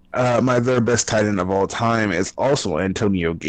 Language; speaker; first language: English; native; English